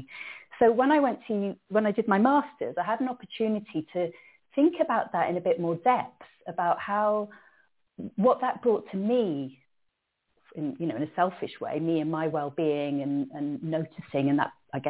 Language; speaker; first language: English; native; English